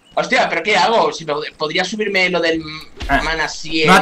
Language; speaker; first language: Spanish; native; Spanish